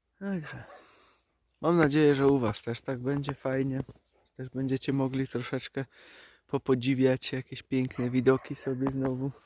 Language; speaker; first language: Polish; native; Polish